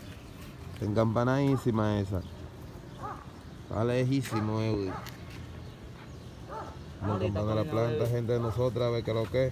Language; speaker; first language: Spanish; native; Spanish